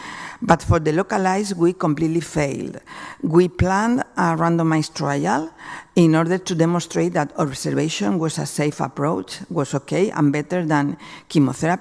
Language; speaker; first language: English; non-native, fluent; Spanish